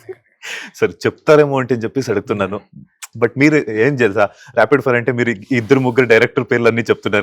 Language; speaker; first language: Telugu; non-native, local second language; Kannada